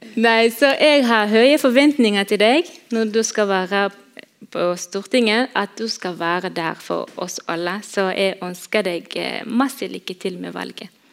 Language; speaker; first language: Norwegian; non-native, fluent; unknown